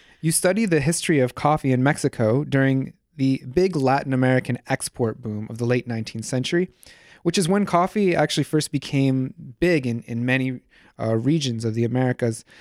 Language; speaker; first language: English; native; English